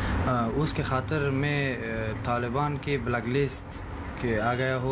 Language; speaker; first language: Hindi; non-native, learner; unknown